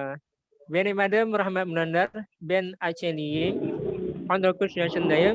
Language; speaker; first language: Turkish; non-native, learner; Indonesian